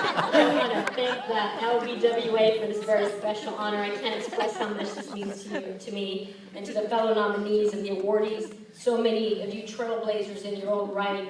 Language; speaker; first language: English; early bilingual, other home language; Spanish